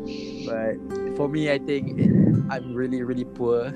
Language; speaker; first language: English; non-native, local second language; Malay